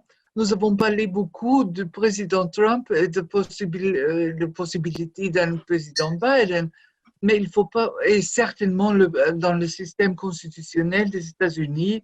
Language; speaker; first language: French; non-native, fluent; German